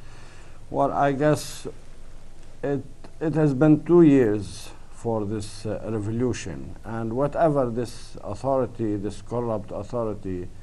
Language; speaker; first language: English; non-native, fluent; Arabic